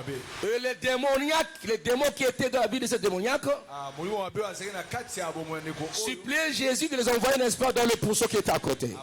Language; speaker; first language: French; non-native, local second language; Lingala